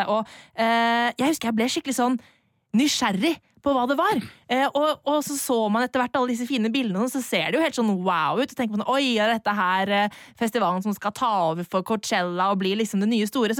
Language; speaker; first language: Norwegian; native; Norwegian